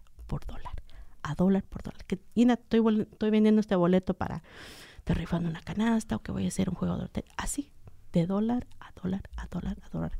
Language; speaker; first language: Spanish; early bilingual, heritage; Spanish